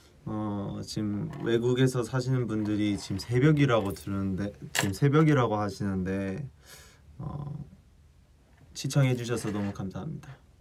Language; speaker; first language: Korean; early bilingual, heritage; Korean